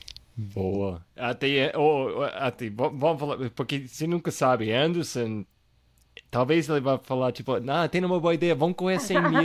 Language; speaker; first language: Portuguese; non-native, fluent; English